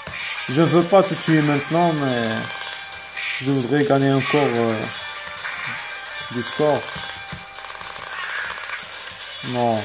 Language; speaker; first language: French; non-native, fluent; Arabic